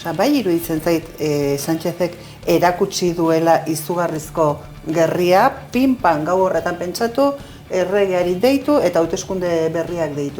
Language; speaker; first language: Basque; native; Basque